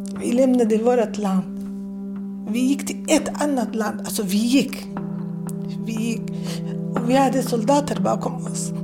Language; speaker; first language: Swedish; non-native, fluent; Kurdish